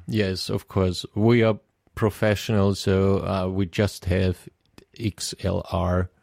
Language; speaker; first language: English; non-native, fluent; German